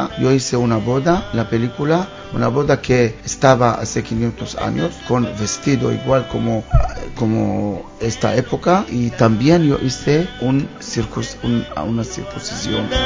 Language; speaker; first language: Spanish; non-native, learner; Hebrew